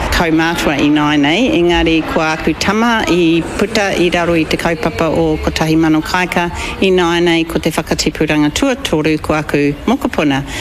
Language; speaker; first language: Māori; non-native, local second language; English